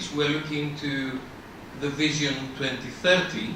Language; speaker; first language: English; non-native, fluent; Greek